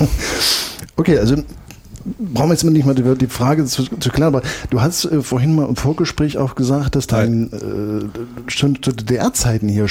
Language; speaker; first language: German; native; German